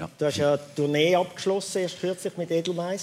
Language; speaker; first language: German; native; German